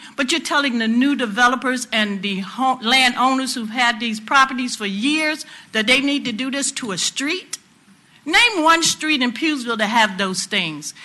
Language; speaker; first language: English; native; English